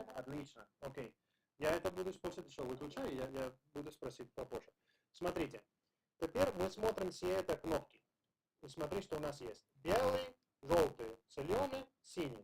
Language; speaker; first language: Russian; non-native, learner; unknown